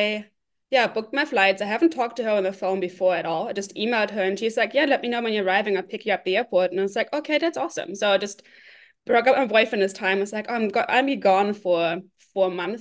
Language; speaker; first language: English; non-native, fluent; German